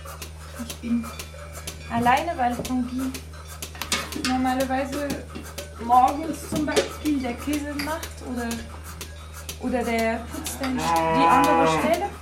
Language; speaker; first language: German; non-native, learner; French